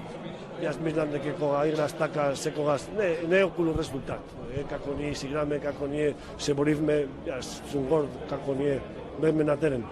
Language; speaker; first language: Macedonian; non-native, learner; Spanish